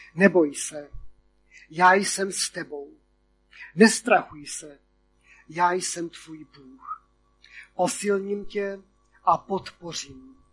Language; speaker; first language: Czech; non-native, local second language; Polish